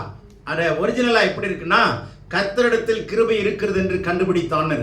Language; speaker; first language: Tamil; native; Tamil